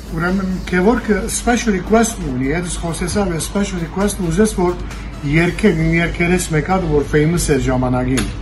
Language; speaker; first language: Armenian; early bilingual, heritage; Armenian